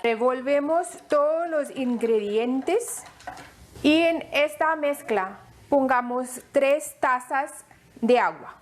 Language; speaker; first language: Spanish; non-native, fluent; Hindi